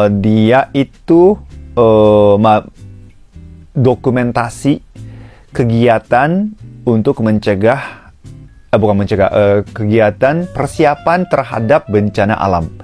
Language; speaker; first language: Indonesian; non-native, fluent; Japanese